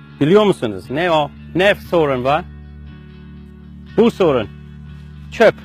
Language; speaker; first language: Turkish; non-native, learner; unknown